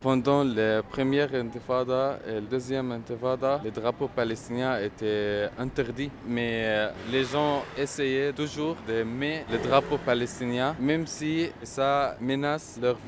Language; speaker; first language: French; non-native, fluent; Arabic